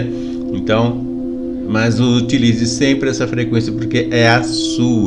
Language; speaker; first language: Portuguese; native; Portuguese